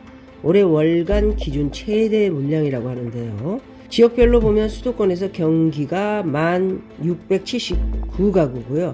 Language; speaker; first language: Korean; native; Korean